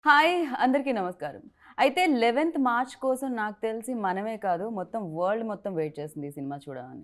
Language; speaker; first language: Telugu; native; Telugu